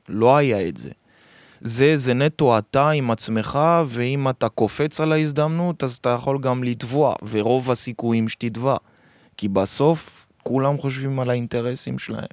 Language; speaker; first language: Hebrew; early bilingual, other home language; French